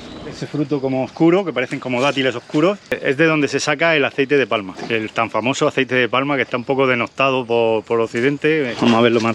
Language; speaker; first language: Spanish; native; Spanish